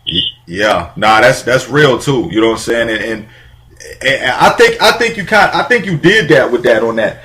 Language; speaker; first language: English; native; English